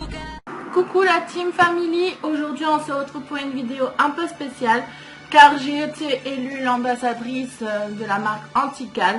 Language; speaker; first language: French; native; French